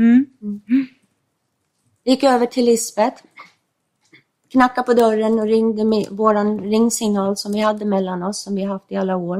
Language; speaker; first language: Swedish; non-native, fluent; English